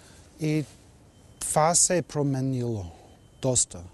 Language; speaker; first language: Bulgarian; non-native, fluent; English